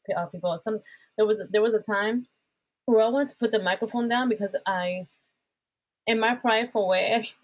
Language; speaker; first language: English; early bilingual, other home language; Spanish